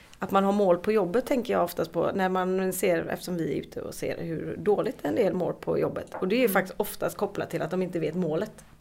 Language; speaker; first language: Swedish; native; Swedish